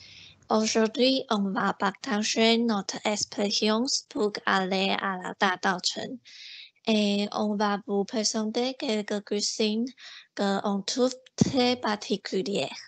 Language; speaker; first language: French; non-native, learner; Chinese